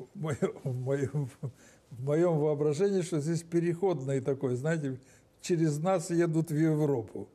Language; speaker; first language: Russian; non-native, local second language; Romanian